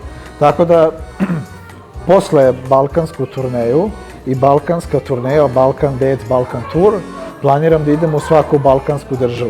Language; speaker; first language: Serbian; early bilingual, heritage; Serbian